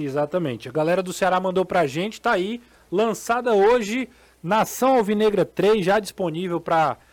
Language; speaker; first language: Portuguese; native; Portuguese